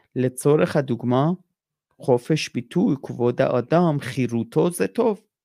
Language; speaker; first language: Hebrew; non-native, fluent; Persian